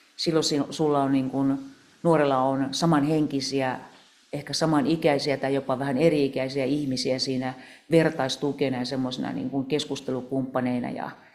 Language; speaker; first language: Finnish; native; Finnish